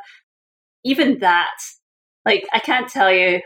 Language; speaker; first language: English; native; English